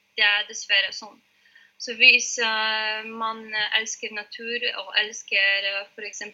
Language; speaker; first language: Norwegian; non-native, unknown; Polish